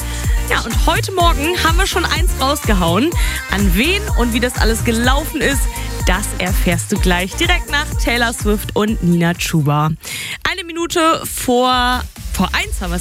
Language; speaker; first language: German; native; German